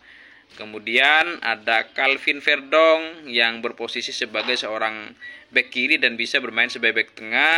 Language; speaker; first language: Indonesian; native; Indonesian